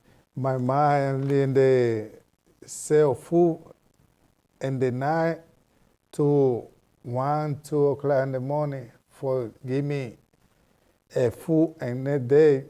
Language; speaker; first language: English; non-native, learner; Spanish